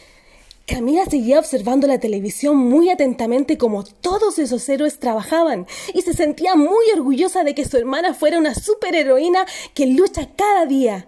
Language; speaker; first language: Spanish; native; Spanish